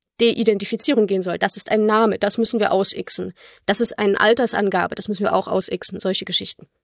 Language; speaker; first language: German; native; German